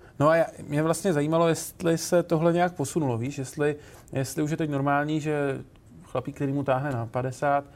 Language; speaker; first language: Czech; native; Czech